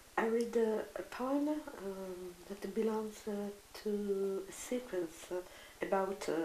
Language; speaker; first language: English; non-native, fluent; Italian